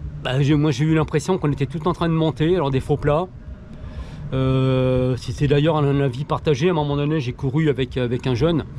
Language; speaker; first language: French; native; French